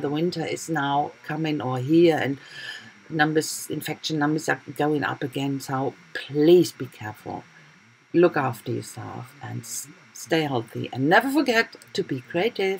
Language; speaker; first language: English; non-native, fluent; German